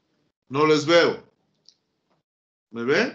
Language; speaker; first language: Spanish; native; Spanish